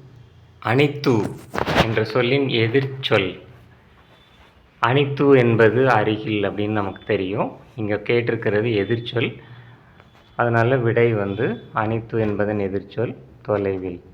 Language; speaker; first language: Tamil; native; Tamil